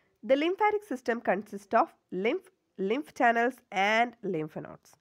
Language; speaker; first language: English; non-native, local second language; Malayalam